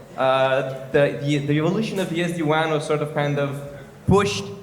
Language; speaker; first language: English; non-native, fluent; Romanian